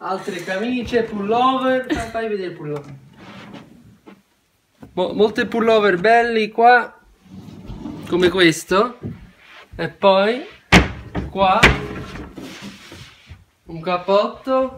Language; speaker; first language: Italian; early bilingual, heritage; Italian